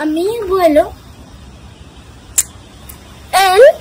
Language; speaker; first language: Spanish; early bilingual, heritage; Spanish